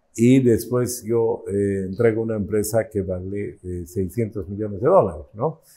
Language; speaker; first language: Spanish; native; Spanish